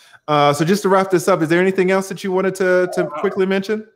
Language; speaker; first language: English; native; English